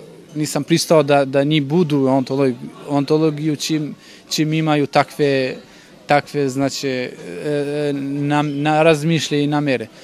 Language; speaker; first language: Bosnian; non-native, local second language; Albanian